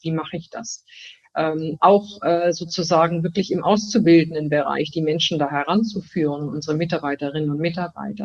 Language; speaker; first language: German; native; German